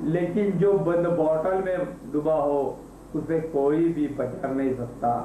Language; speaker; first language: Hindi; non-native, local second language; Marathi